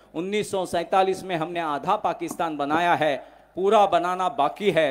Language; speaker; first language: Hindi; non-native, local second language; Marathi